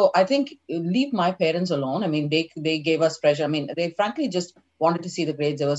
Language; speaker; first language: English; non-native, local second language; Tamil